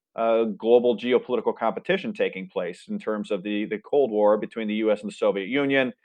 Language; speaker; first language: English; native; English